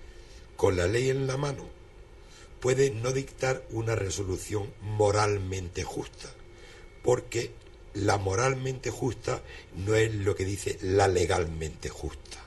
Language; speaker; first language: Spanish; native; Spanish